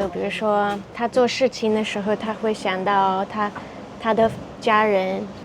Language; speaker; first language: Chinese; non-native, fluent; English